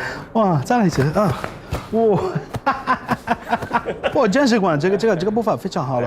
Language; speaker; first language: Chinese; non-native, learner; Italian